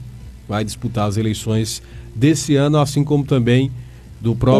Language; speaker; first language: Portuguese; native; Portuguese